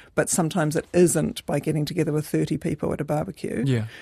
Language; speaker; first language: English; native; English